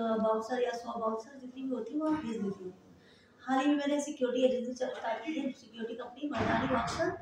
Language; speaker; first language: Hindi; native; Hindi